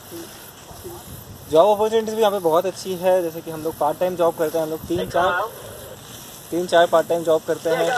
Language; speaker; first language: Hindi; native; Hindi